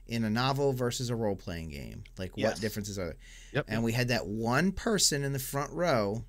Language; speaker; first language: English; native; English